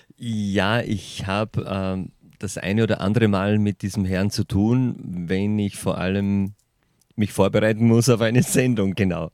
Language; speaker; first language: German; native; German